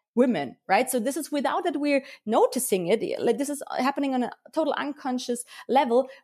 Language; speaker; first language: English; early bilingual, heritage; German